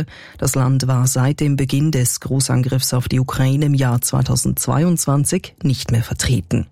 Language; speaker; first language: German; native; German